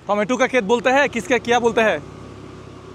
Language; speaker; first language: Hindi; non-native, learner; Bangla